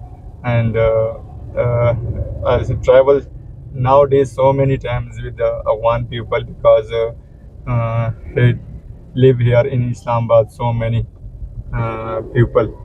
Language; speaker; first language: English; non-native, learner; Pashto